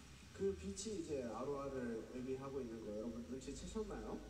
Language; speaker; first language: Korean; native; Korean